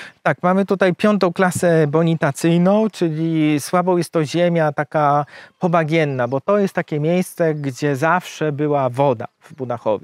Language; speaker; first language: Polish; native; Polish